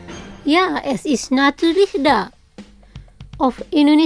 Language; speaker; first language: German; non-native, fluent; Indonesian